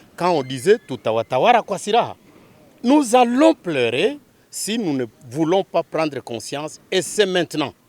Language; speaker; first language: French; non-native, local second language; Swahili